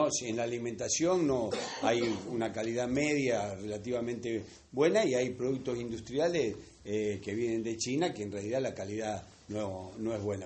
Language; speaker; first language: Spanish; native; Spanish